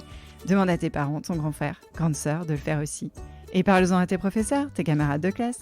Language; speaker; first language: French; native; French